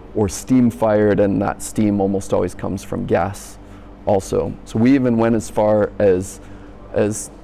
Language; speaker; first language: English; native; English